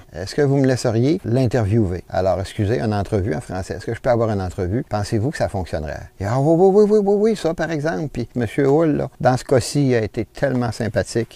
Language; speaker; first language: French; native; French